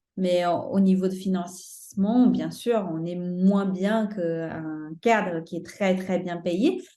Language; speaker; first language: French; non-native, fluent; Chinese